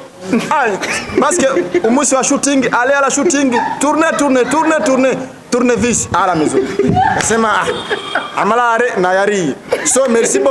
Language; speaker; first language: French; non-native, learner; Rundi